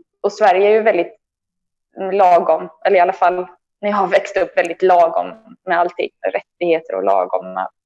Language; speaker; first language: Swedish; native; Swedish